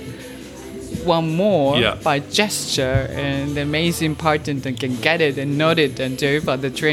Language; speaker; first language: English; non-native, fluent; Japanese